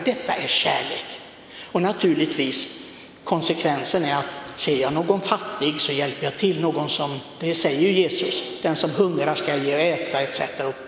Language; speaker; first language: Swedish; non-native, fluent; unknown